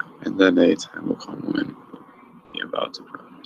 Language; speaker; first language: English; native; English